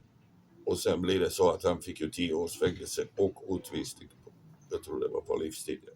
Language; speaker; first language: Swedish; non-native, fluent; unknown